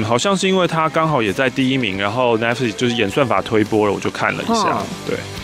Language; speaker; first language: Chinese; native; Chinese